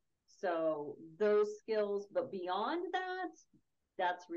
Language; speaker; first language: English; native; English